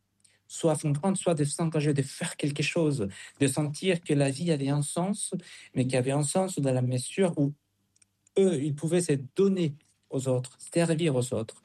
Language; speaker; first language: French; non-native, fluent; Spanish